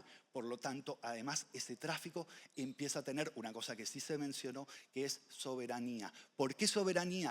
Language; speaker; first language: Spanish; native; Spanish